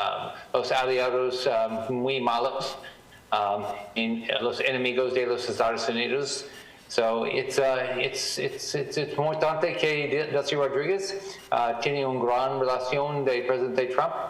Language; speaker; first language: Spanish; non-native, learner; English